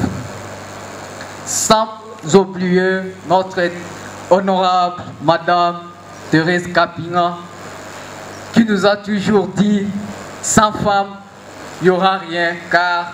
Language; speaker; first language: French; non-native, local second language; Luba-Lulua